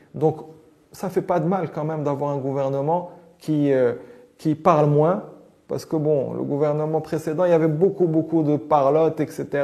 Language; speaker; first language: French; non-native, local second language; Arabic